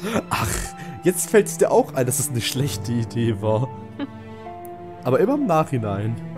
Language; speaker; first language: German; native; German